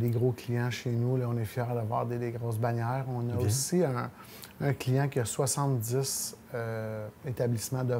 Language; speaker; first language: French; native; French